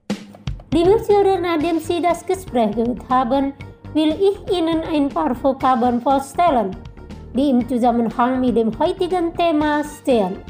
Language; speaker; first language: German; non-native, fluent; Indonesian